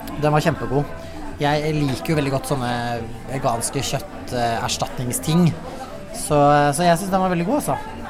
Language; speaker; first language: Norwegian; native; Norwegian